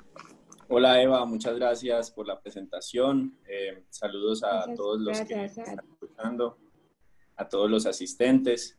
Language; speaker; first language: Spanish; native; Spanish